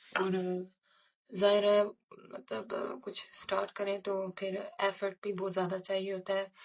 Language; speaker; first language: Urdu; early bilingual, heritage; Urdu